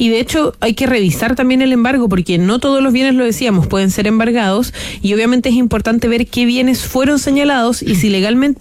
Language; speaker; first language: Spanish; native; Spanish